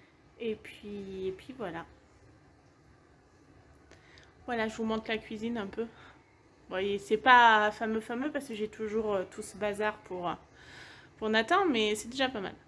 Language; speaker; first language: French; native; French